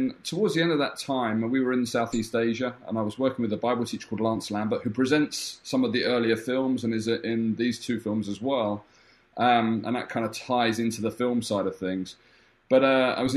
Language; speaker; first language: English; native; English